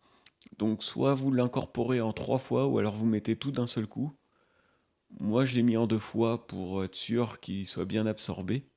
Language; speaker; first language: French; native; French